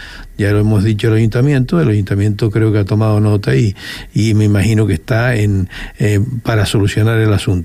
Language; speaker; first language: Spanish; native; Spanish